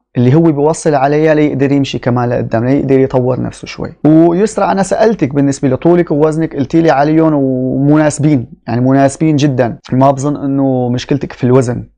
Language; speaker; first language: Arabic; native; Arabic